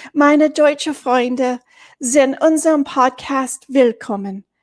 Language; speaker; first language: German; non-native, learner; English